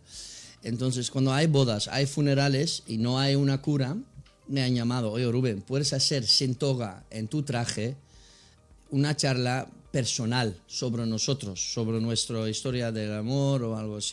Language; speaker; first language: Spanish; non-native, fluent; Dutch